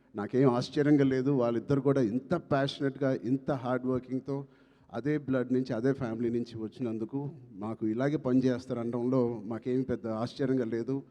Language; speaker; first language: Telugu; native; Telugu